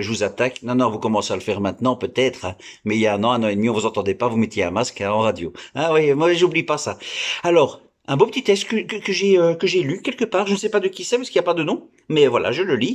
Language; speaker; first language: French; native; French